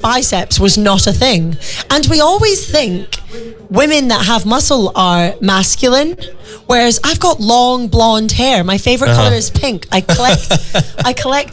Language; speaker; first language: English; native; English